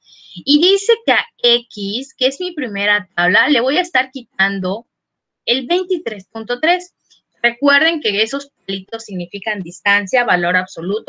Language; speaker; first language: Spanish; native; Spanish